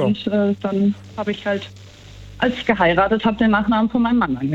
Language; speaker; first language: German; native; German